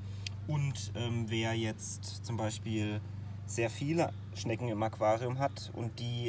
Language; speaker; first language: German; native; German